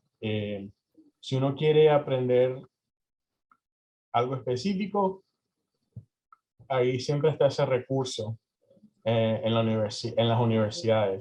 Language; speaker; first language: Spanish; early bilingual, heritage; Spanish